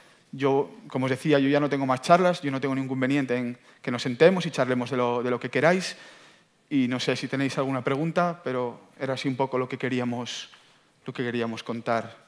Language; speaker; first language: Spanish; native; Spanish